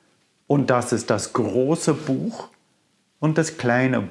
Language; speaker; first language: German; non-native, fluent; English